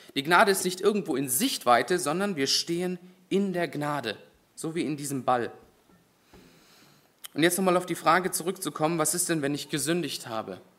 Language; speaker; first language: German; native; German